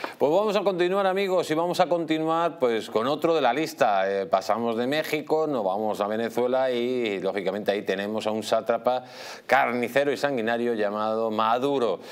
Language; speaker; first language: Spanish; native; Spanish